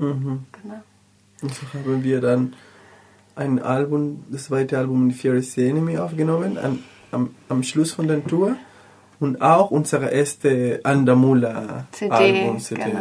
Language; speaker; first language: German; non-native, learner; Spanish